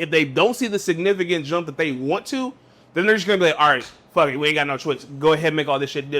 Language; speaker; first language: English; native; English